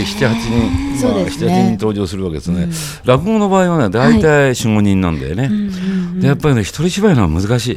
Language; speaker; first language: Japanese; native; Japanese